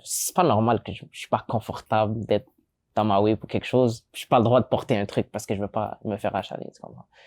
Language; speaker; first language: French; early bilingual, other home language; English